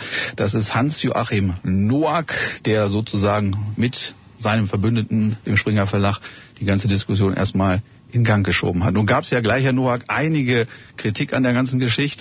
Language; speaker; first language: German; native; German